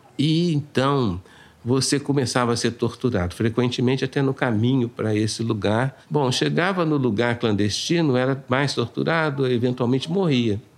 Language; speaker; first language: Portuguese; native; Portuguese